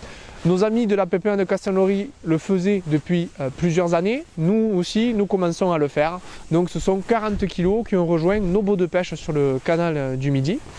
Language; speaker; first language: French; native; French